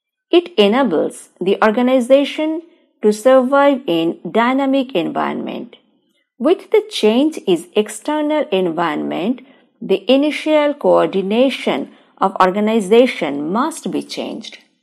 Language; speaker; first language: English; non-native, local second language; Bangla